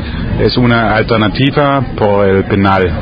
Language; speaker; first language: Spanish; non-native, learner; German